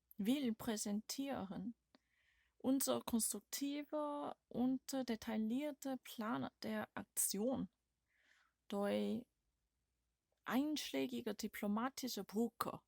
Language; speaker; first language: German; non-native, learner; Korean